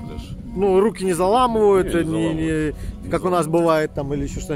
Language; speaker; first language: Russian; native; Russian